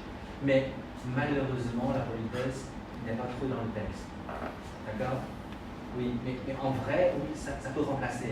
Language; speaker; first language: French; non-native, fluent; Khmer